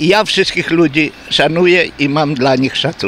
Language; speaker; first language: Polish; non-native, local second language; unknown